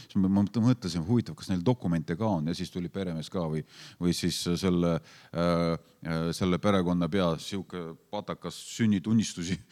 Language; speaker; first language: Estonian; non-native, fluent; Lithuanian